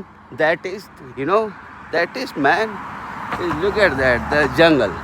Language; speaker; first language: English; non-native, learner; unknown